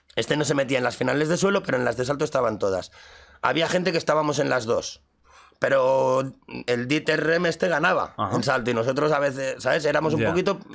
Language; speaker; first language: Spanish; native; Spanish